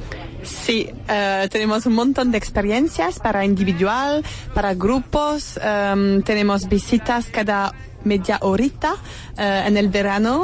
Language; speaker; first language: Spanish; non-native, fluent; French